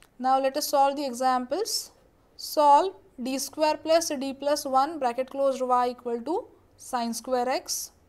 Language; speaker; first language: English; non-native, local second language; Marathi